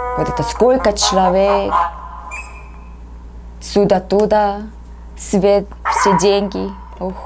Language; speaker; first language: Russian; non-native, learner; Korean